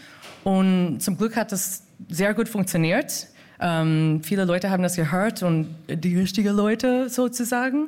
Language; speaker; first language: German; non-native, fluent; English